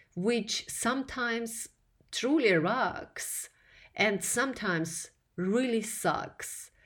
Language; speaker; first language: English; non-native, fluent; Russian